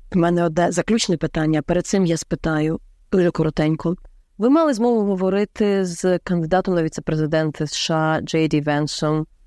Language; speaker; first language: Ukrainian; native; Ukrainian